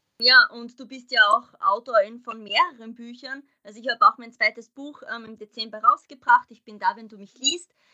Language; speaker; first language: German; native; German